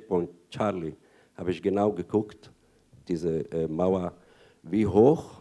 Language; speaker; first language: German; non-native, fluent; Arabic